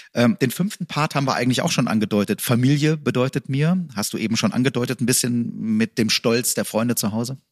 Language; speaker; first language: German; native; German